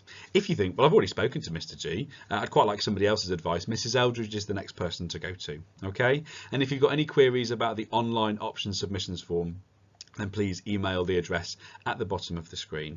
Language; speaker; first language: English; native; English